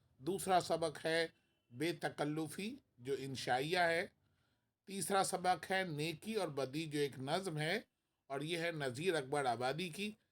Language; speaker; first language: Urdu; native; Urdu